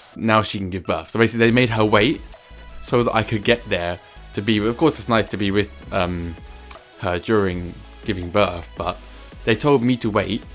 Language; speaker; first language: English; native; English